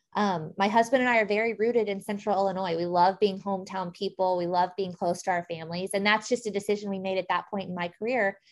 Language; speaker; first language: English; native; English